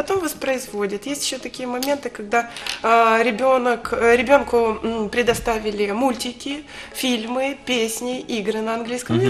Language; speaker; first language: Russian; native; Russian